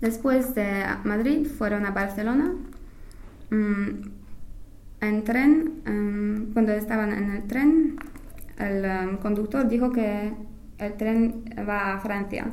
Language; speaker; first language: Spanish; non-native, fluent; English